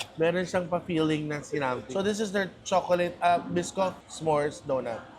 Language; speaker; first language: Filipino; native; Filipino